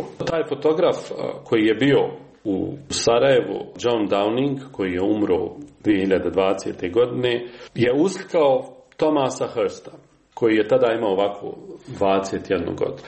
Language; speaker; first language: Serbian; native; Serbian